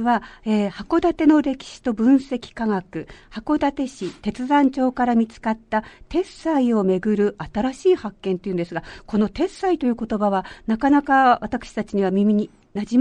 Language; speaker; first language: Japanese; native; Japanese